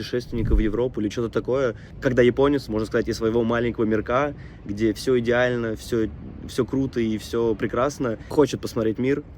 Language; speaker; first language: Russian; native; Russian